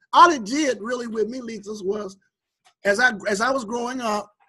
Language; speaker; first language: English; native; English